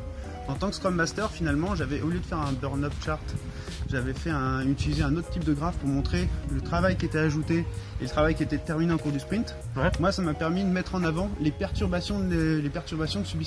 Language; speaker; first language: French; native; French